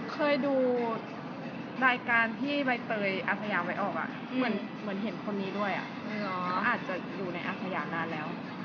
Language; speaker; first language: Thai; native; Thai